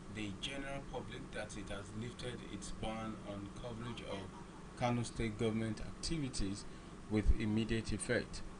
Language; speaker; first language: English; non-native, local second language; Yoruba